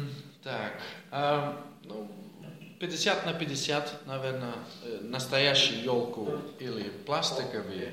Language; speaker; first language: Russian; non-native, learner; Dutch